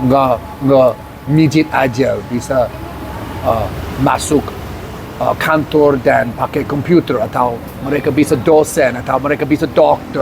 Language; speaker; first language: Indonesian; non-native, learner; English